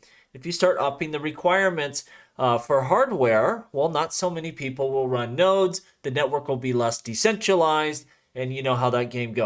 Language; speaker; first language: English; native; English